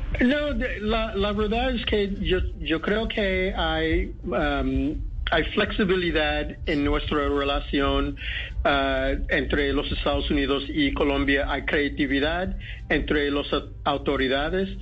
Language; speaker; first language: Spanish; non-native, fluent; English